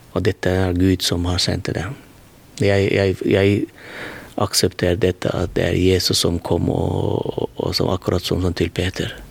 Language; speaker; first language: Norwegian; non-native, fluent; Turkmen